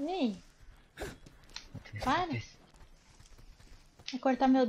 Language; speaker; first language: Spanish; non-native, learner; Portuguese